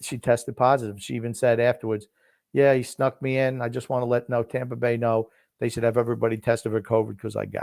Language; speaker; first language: English; native; English